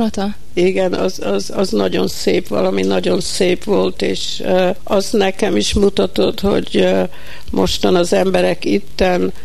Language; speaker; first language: Hungarian; early bilingual, heritage; Hungarian